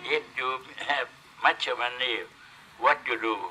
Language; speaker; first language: English; non-native, learner; Thai